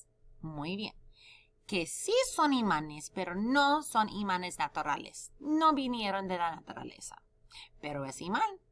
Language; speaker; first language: Spanish; non-native, fluent; English